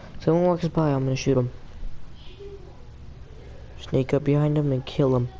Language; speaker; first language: English; native; English